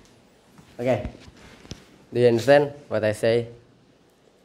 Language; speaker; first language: English; non-native, learner; Indonesian